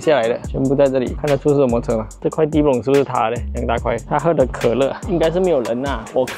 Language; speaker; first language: Chinese; native; Chinese